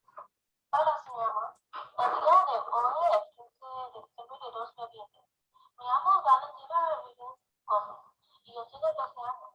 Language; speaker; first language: Spanish; non-native, learner; English